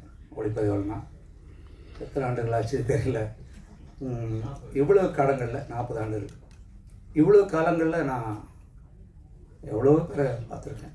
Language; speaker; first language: Tamil; native; Tamil